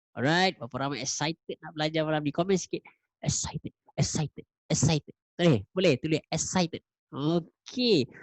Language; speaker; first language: Malay; native; Malay